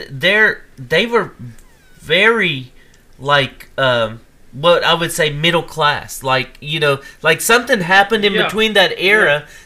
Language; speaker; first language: English; native; English